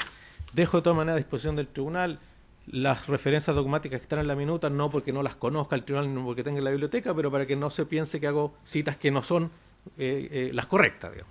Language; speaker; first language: Spanish; native; Spanish